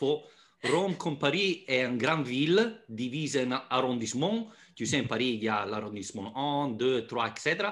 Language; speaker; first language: French; non-native, fluent; Italian